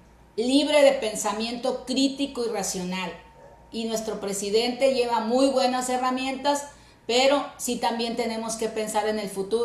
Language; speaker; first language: Spanish; native; Spanish